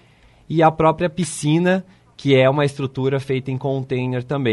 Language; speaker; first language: Portuguese; native; Portuguese